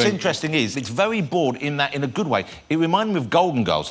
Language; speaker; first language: English; native; English